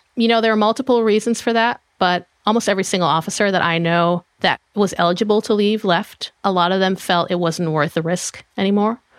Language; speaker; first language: English; non-native, fluent; Hebrew